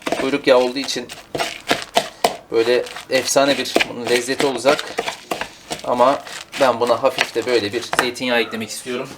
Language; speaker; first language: Turkish; native; Turkish